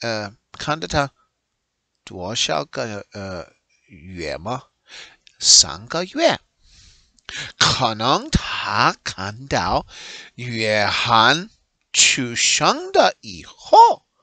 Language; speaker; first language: Chinese; non-native, learner; English